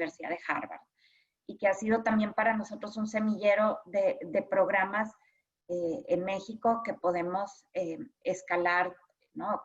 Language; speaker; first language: Spanish; native; Spanish